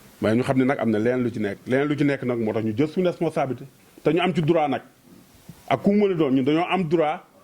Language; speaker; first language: Wolof; native; Wolof